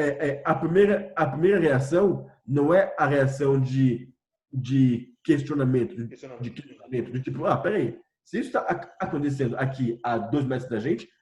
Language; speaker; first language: Portuguese; non-native, fluent; French